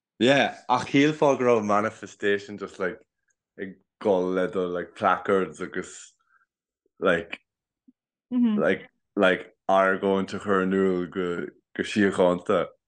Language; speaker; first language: Irish; non-native, local second language; English